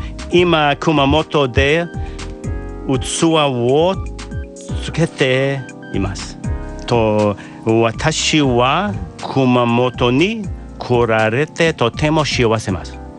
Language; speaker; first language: Japanese; non-native, learner; English